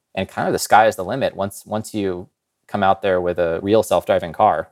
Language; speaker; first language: English; native; English